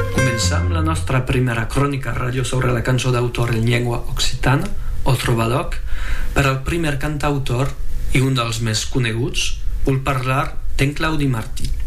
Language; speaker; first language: Catalan; non-native, fluent; French